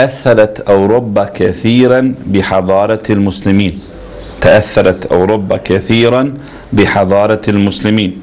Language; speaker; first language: Arabic; non-native, fluent; Bosnian